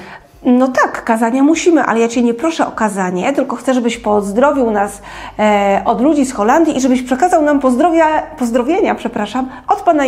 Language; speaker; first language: Polish; native; Polish